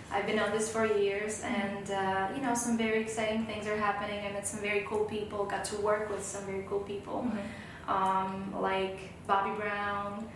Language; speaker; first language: English; non-native, fluent; Slovak